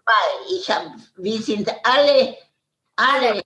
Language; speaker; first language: German; non-native, learner; Hungarian